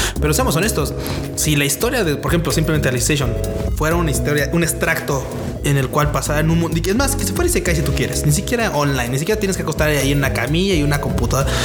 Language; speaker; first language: Spanish; native; Spanish